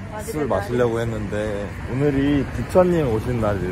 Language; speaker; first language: Korean; native; Korean